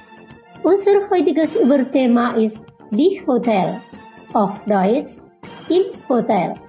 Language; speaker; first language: German; non-native, learner; Indonesian